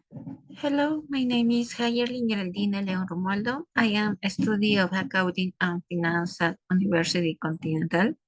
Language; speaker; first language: English; non-native, learner; Spanish